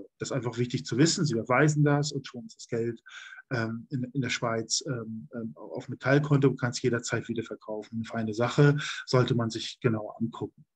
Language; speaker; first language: German; native; German